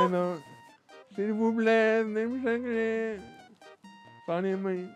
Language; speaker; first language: French; native; French